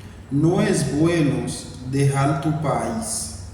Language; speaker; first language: Spanish; non-native, fluent; Haitian Creole